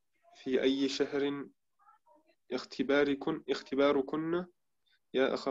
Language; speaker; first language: Arabic; non-native, learner; German